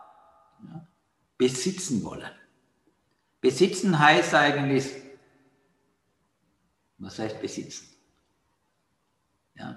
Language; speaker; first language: German; non-native, learner; Sinhala